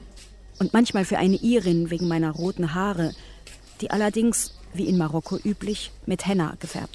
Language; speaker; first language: German; native; German